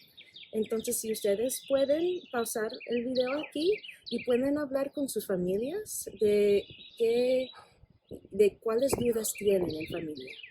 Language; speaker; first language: Spanish; non-native, fluent; English